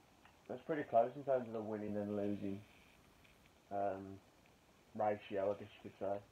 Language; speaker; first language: English; native; English